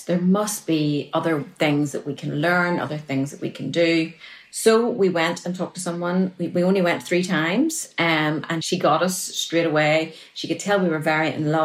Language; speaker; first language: English; native; English